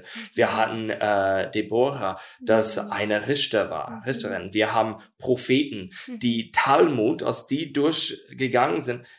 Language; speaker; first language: German; non-native, learner; English